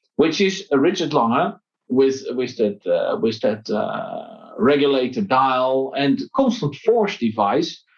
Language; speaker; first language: English; non-native, fluent; Dutch